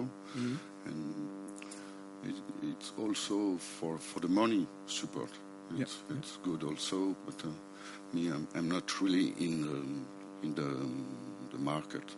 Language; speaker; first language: English; non-native, learner; French